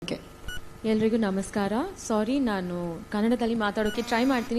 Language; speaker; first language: Kannada; non-native, learner; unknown